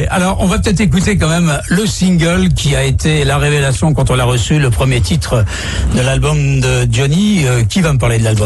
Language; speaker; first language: French; native; French